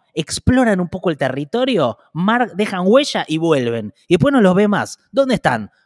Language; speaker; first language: Spanish; native; Spanish